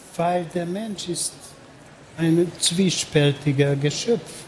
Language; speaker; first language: German; non-native, fluent; Hungarian